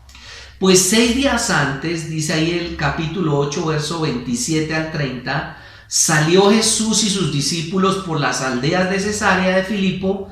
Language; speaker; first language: Spanish; native; Spanish